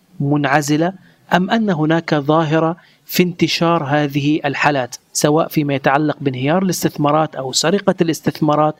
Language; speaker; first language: Arabic; native; Arabic